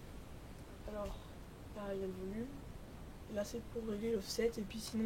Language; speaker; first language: French; native; French